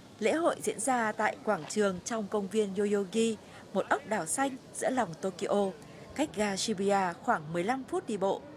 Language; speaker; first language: Vietnamese; native; Vietnamese